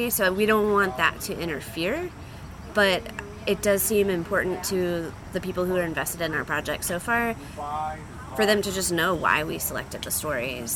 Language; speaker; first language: English; native; English